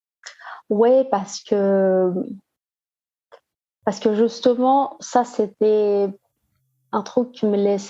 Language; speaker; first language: French; non-native, fluent; Portuguese